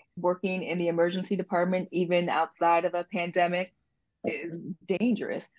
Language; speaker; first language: English; native; English